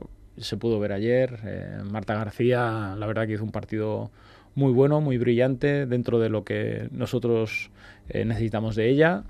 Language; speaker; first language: Spanish; native; Spanish